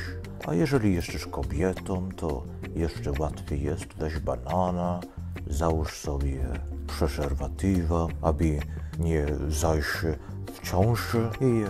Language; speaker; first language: Polish; early bilingual, heritage; Polish